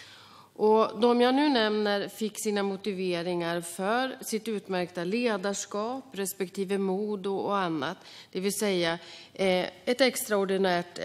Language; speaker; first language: Swedish; native; Swedish